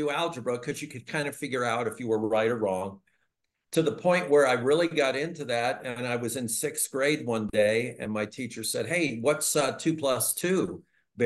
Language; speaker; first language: English; native; English